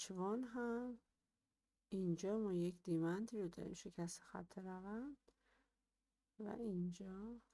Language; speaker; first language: Persian; native; Persian